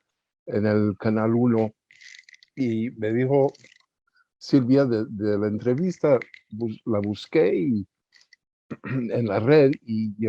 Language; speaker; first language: Spanish; early bilingual, heritage; Spanish